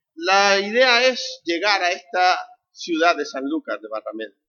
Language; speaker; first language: Spanish; native; Spanish